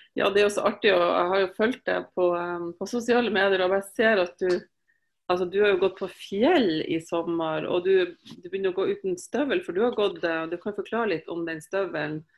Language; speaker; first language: Norwegian; native; Norwegian